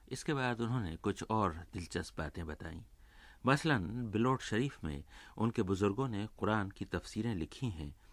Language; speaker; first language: Urdu; native; Urdu